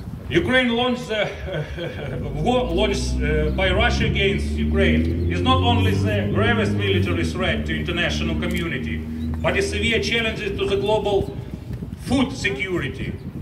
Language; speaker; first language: English; non-native, fluent; Ukrainian